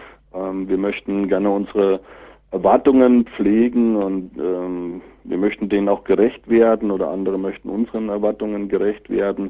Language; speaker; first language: German; native; German